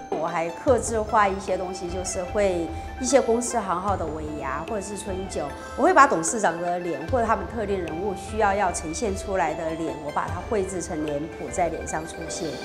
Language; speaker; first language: Chinese; native; Chinese